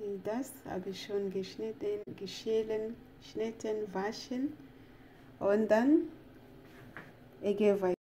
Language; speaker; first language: German; non-native, learner; French